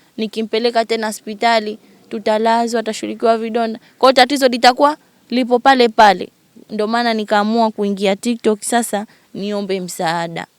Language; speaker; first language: Swahili; native; Swahili